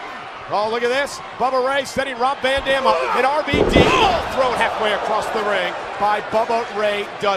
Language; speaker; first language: English; native; English